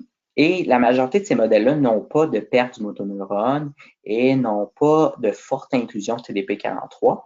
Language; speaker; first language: French; native; French